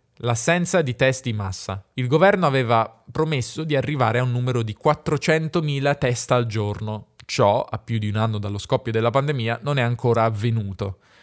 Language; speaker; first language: Italian; native; Italian